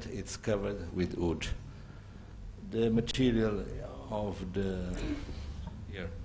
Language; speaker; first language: English; non-native, learner; Portuguese